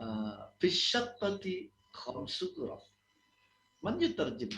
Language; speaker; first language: Arabic; non-native, fluent; Indonesian